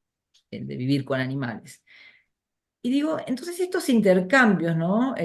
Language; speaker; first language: Spanish; native; Spanish